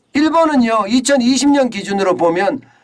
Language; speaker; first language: Korean; native; Korean